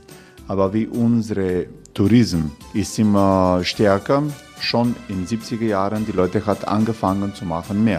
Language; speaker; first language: German; non-native, learner; Croatian